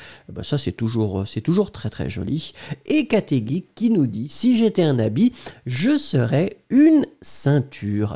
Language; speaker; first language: French; native; French